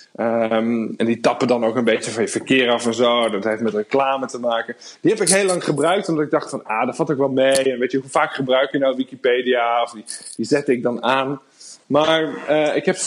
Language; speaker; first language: Dutch; native; Dutch